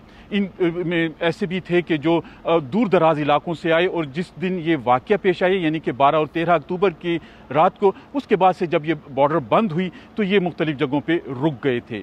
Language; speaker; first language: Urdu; non-native, local second language; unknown